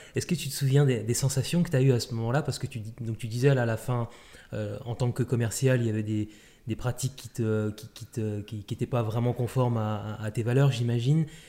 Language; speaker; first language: French; native; French